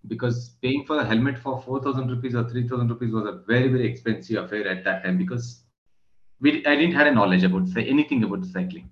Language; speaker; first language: English; non-native, local second language; Kannada